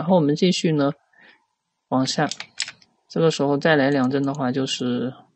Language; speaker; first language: Chinese; native; Chinese